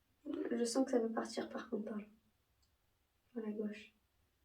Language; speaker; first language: French; native; French